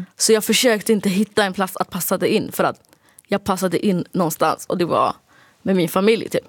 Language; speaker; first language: Swedish; early bilingual, other home language; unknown